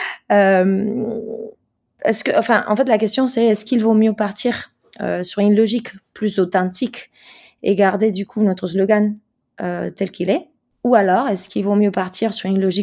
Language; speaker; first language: French; non-native, fluent; Spanish